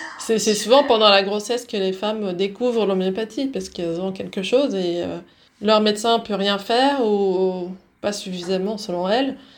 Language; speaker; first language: French; early bilingual, other home language; Dutch